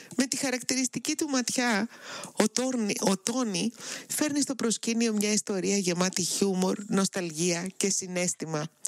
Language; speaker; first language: Greek; native; Greek